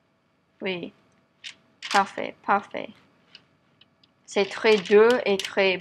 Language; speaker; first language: French; non-native, learner; English